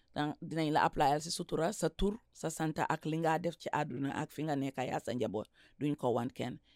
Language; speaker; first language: English; non-native, local second language; Wolof